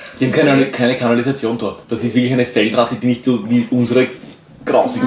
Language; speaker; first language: German; native; German